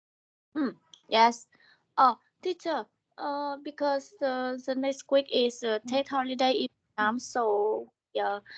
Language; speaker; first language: English; non-native, learner; Vietnamese